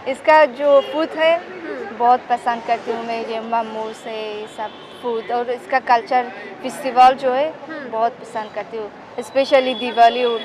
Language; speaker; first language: Hindi; non-native, learner; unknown